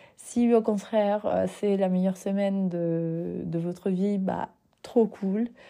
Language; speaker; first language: French; non-native, fluent; Spanish